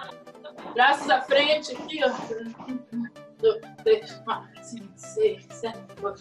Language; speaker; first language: Portuguese; native; Portuguese